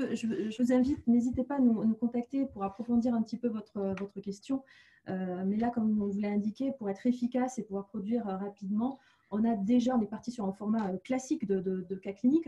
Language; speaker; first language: French; native; French